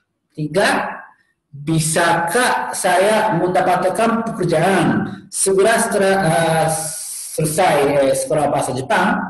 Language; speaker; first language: Indonesian; non-native, learner; Japanese